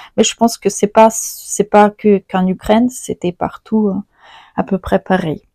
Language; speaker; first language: French; non-native, fluent; Ukrainian